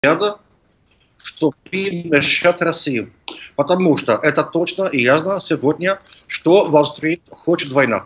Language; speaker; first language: Russian; non-native, learner; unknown